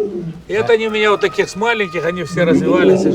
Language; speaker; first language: Russian; native; Russian